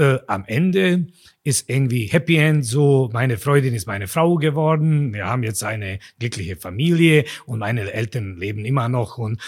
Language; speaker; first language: German; non-native, fluent; Bosnian